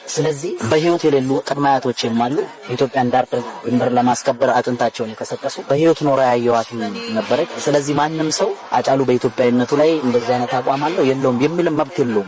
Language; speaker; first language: Amharic; non-native, local second language; Oromo